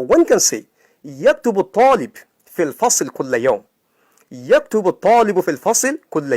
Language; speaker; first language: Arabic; non-native, fluent; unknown